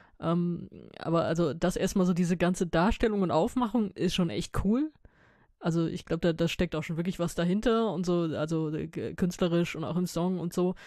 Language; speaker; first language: German; native; German